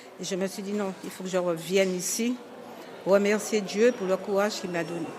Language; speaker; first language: French; native; French